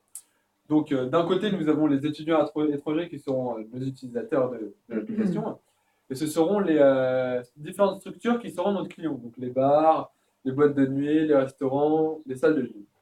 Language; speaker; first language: French; native; French